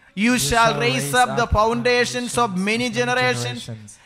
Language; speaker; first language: English; non-native, local second language; Malayalam